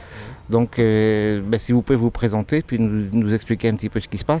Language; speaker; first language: French; native; French